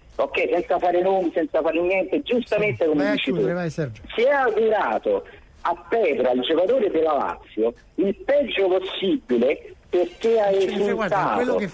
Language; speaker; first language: Italian; native; Italian